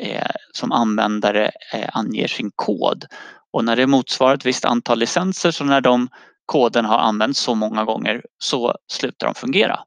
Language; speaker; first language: Swedish; native; Swedish